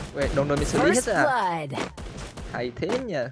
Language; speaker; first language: Vietnamese; native; Vietnamese